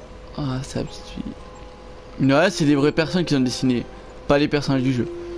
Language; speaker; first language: French; native; French